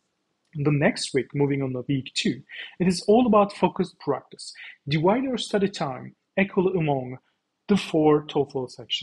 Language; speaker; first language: English; non-native, fluent; Turkish